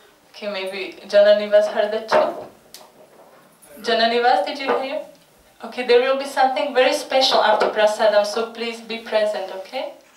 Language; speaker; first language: English; non-native, fluent; Slovak